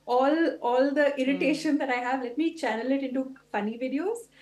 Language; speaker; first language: English; non-native, local second language; Tulu